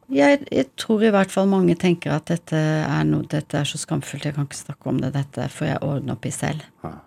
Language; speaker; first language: Norwegian; early bilingual, heritage; English